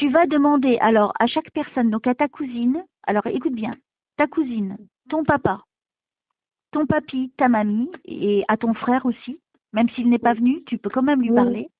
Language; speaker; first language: French; native; French